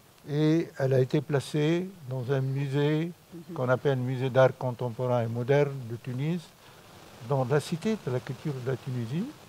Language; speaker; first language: French; non-native, local second language; Arabic